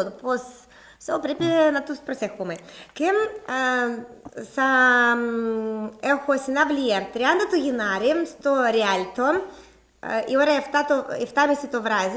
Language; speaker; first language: Greek; non-native, learner; Russian